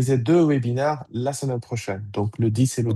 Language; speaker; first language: French; native; French